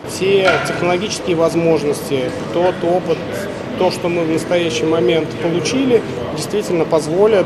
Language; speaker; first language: Russian; native; Russian